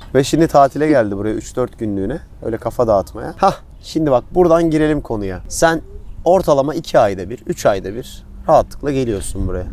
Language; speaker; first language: Turkish; native; Turkish